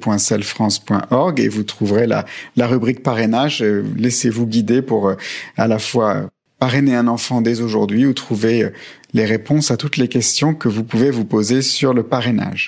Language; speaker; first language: French; native; French